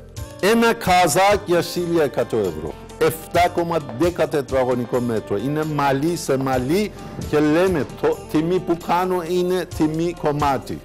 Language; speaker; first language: Greek; non-native, fluent; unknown